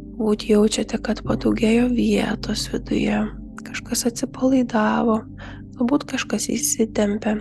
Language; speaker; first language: Lithuanian; native; Lithuanian